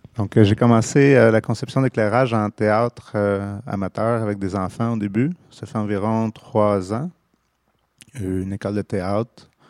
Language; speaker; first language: French; native; French